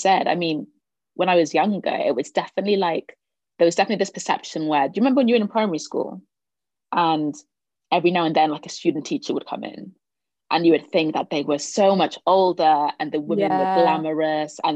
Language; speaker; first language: English; native; English